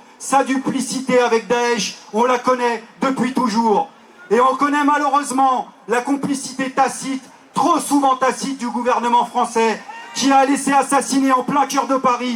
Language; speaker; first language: French; native; French